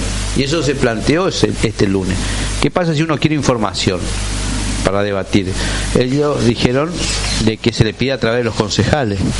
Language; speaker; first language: Spanish; native; Spanish